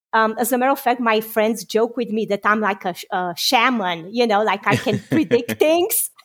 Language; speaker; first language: English; non-native, fluent; Romanian